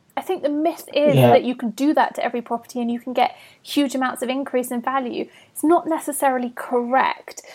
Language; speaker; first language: English; native; English